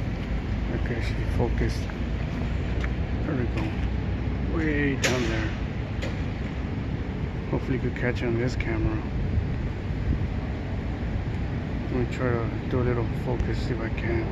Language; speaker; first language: English; native; English